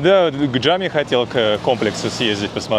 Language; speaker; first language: Russian; native; Russian